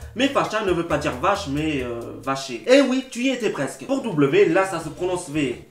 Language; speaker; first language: French; native; French